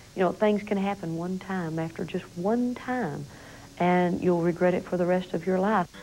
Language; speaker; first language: English; native; English